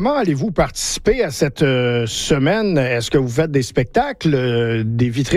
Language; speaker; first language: French; native; French